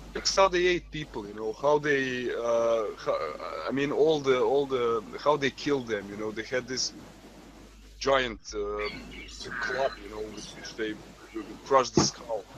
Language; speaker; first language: English; non-native, fluent; Croatian